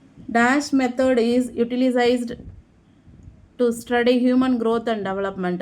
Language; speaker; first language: English; non-native, local second language; Tamil